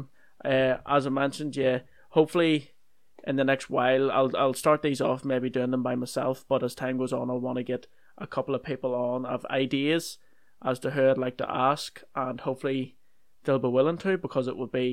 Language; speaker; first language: English; native; English